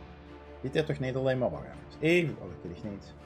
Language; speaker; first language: Dutch; native; Dutch